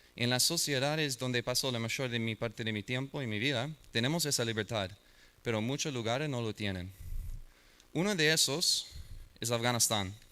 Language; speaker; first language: Spanish; non-native, learner; English